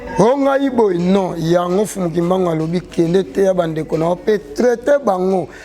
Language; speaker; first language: Lingala; non-native, local second language; Kongo